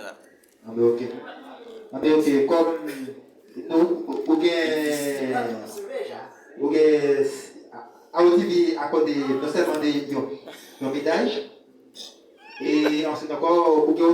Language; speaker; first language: French; non-native, learner; Haitian Creole